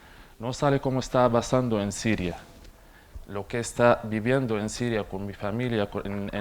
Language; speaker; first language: Spanish; non-native, learner; Arabic